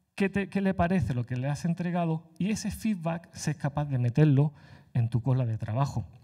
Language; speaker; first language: Spanish; native; Spanish